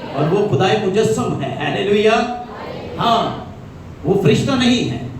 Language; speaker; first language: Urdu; non-native, local second language; Punjabi